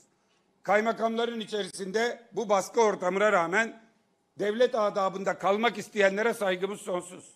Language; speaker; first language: Turkish; native; Turkish